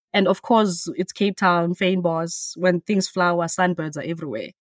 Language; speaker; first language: English; non-native, local second language; Xhosa